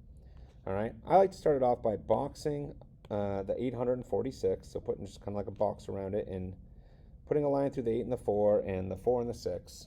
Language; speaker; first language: English; native; English